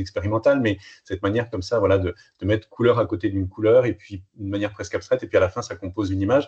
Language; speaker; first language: French; native; French